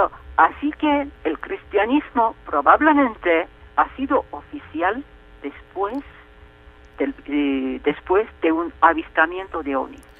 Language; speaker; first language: Spanish; non-native, fluent; Turkish